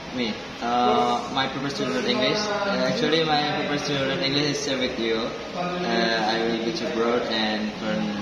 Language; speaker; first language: English; non-native, learner; Indonesian